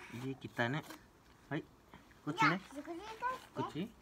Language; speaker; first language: Japanese; non-native, learner; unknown